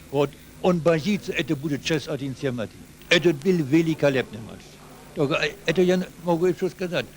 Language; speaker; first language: Russian; non-native, learner; German